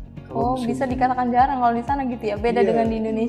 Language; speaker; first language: Indonesian; native; Indonesian